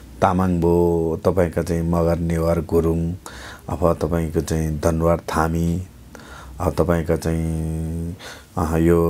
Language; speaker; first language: Nepali; non-native, local second language; Eastern Tamang